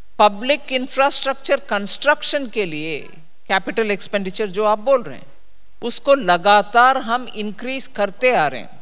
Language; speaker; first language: Hindi; non-native, local second language; Tamil